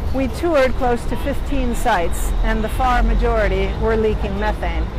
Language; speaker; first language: English; native; English